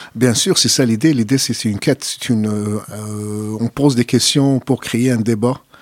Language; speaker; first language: French; non-native, fluent; Arabic